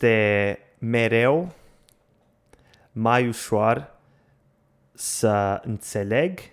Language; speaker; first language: Romanian; non-native, learner; Portuguese